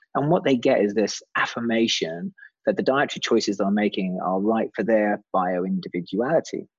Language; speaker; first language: English; native; English